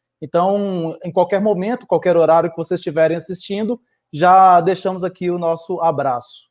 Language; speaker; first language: Portuguese; native; Portuguese